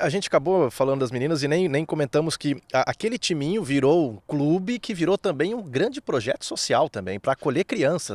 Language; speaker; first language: Portuguese; native; Portuguese